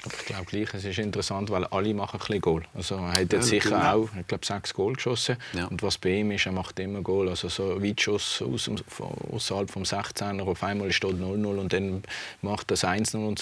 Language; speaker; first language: German; native; German